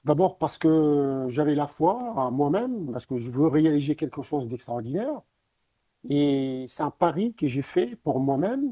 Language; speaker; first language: French; non-native, local second language; Arabic